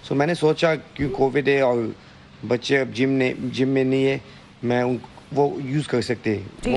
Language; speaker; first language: Hindi; early bilingual, heritage; Hindi